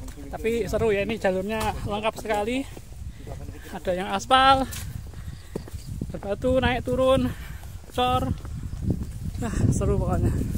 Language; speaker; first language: Indonesian; native; Indonesian